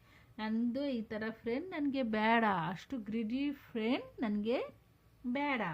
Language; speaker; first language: Kannada; non-native, local second language; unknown